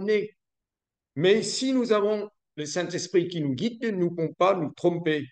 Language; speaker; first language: French; non-native, fluent; Vietnamese